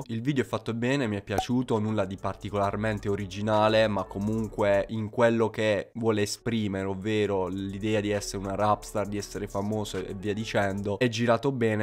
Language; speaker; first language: Italian; native; Italian